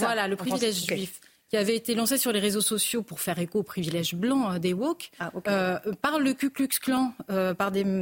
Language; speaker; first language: French; native; French